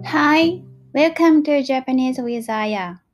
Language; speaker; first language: English; non-native, fluent; Japanese